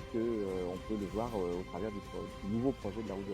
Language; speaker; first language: French; native; French